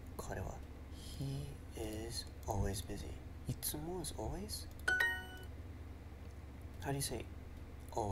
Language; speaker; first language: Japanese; non-native, learner; English